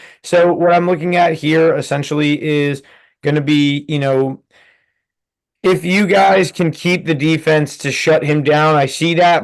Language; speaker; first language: English; native; English